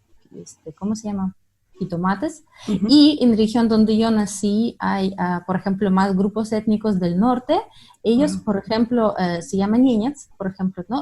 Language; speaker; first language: Spanish; non-native, fluent; Russian